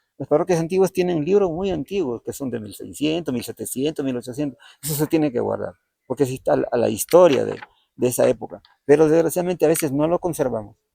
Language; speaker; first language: Spanish; native; Spanish